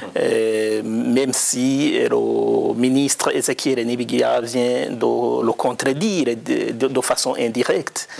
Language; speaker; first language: French; non-native, local second language; Rundi